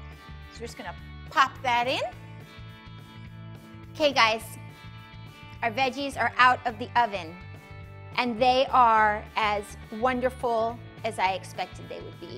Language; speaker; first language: English; native; English